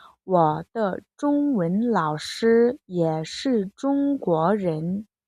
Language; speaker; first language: Chinese; non-native, fluent; Mongolian